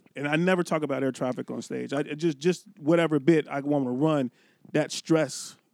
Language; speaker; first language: English; native; English